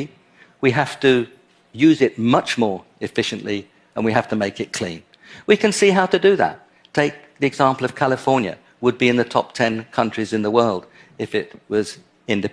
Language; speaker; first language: English; native; English